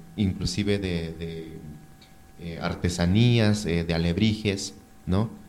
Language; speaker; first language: Spanish; non-native, local second language; Mixtepec Mixtec